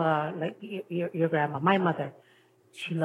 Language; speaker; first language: English; non-native, local second language; Filipino